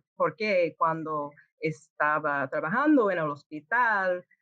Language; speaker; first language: Spanish; non-native, fluent; English